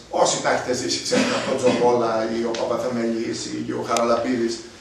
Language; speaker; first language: Greek; native; Greek